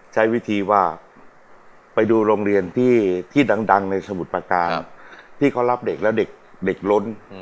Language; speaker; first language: Thai; native; Thai